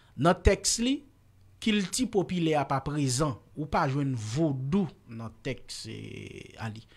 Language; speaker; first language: Haitian Creole; native; Haitian Creole